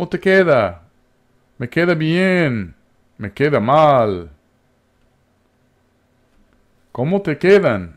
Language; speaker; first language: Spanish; non-native, fluent; English